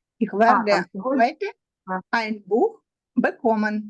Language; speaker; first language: German; non-native, learner; Ukrainian